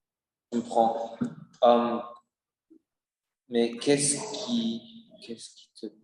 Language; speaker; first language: French; non-native, learner; Spanish